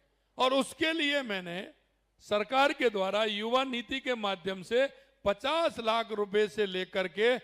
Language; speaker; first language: Hindi; native; Hindi